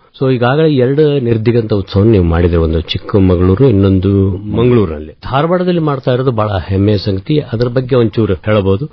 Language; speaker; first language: Kannada; native; Kannada